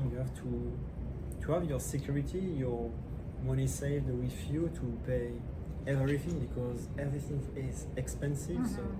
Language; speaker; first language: English; non-native, learner; French